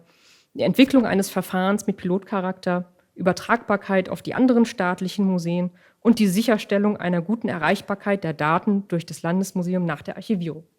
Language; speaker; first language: German; native; German